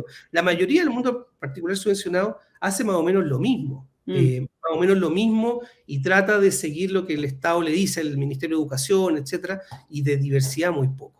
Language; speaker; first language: Spanish; native; Spanish